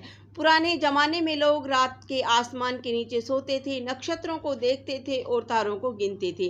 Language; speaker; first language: Hindi; native; Hindi